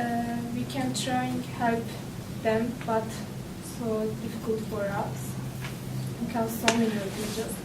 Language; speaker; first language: English; non-native, learner; Turkish